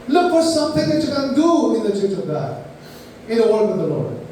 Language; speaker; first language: English; non-native, local second language; Filipino